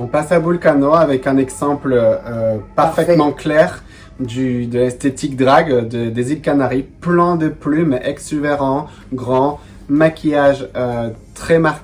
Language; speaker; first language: French; non-native, fluent; Spanish